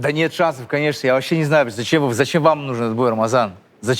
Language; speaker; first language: Russian; native; Russian